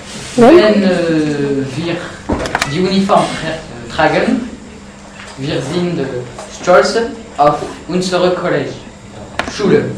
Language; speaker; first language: German; non-native, learner; French